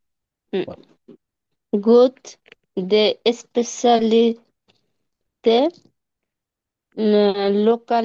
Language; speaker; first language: French; non-native, learner; Bangla